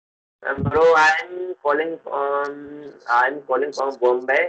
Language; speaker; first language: English; non-native, learner; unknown